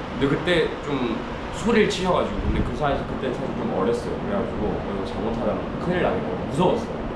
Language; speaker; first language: Korean; early bilingual, other home language; Urdu